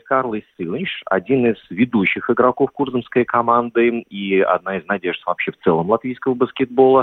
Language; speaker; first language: Russian; native; Russian